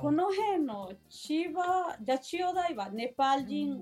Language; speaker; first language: Japanese; non-native, learner; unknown